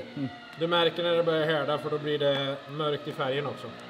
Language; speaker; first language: Swedish; native; Swedish